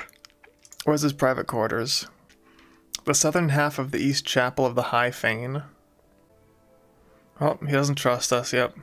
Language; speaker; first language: English; native; English